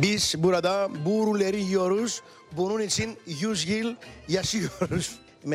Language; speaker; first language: Turkish; non-native, learner; Greek